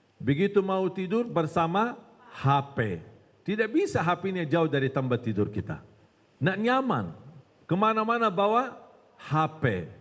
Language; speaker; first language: Malay; non-native, fluent; Arabic